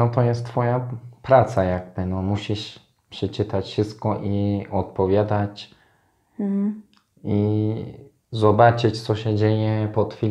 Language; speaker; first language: Polish; non-native, fluent; Turkish